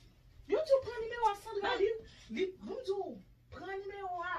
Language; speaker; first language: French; non-native, learner; Haitian Creole